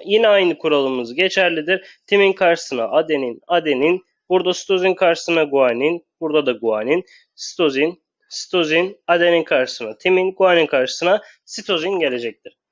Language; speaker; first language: Turkish; native; Turkish